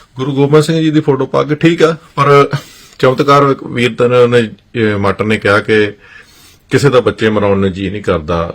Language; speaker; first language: Punjabi; native; Punjabi